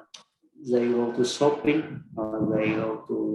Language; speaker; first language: English; non-native, learner; Vietnamese